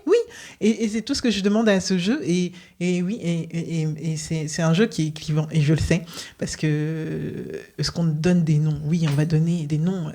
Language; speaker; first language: French; native; French